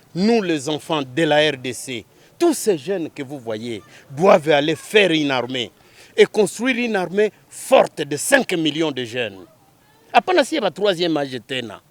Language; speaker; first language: French; non-native, local second language; Swahili